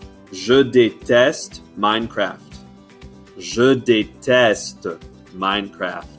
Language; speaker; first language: French; non-native, fluent; English